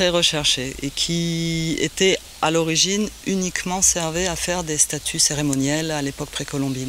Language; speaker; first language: French; native; French